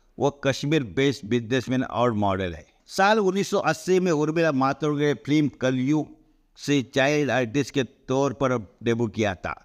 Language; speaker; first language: Hindi; non-native, local second language; Marathi